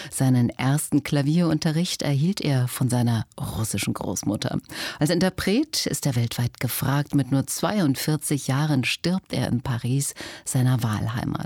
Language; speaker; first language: German; native; German